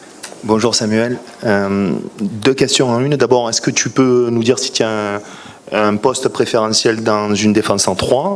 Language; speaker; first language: French; native; French